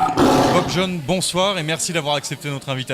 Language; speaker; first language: French; native; French